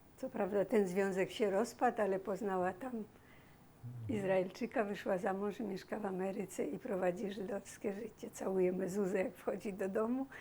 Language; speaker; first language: Polish; native; Polish